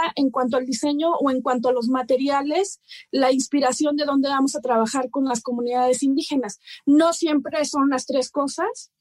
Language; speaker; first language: Spanish; native; Spanish